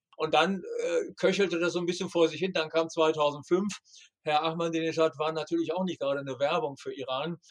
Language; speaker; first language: German; native; German